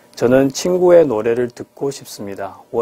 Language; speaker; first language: Korean; non-native, fluent; Chinese